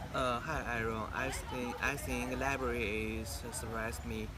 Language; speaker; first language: English; non-native, learner; Chinese